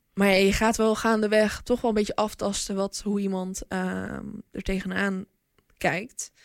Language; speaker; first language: Dutch; early bilingual, other home language; Bosnian